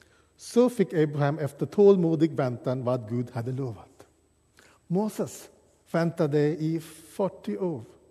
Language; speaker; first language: Swedish; non-native, fluent; English